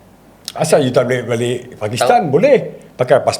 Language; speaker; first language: Malay; native; Malay